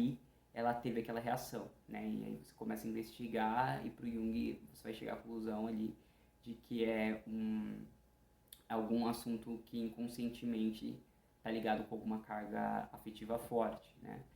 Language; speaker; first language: Portuguese; native; Portuguese